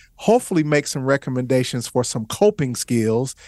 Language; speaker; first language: English; native; English